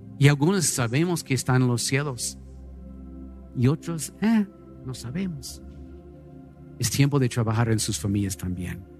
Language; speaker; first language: Spanish; non-native, fluent; English